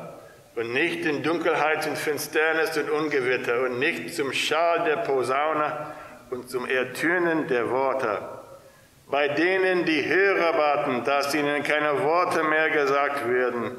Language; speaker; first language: German; non-native, fluent; English